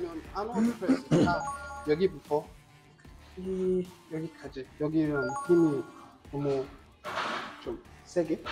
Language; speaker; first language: Korean; non-native, learner; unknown